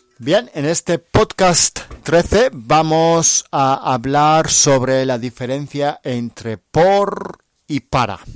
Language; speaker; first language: Spanish; non-native, fluent; English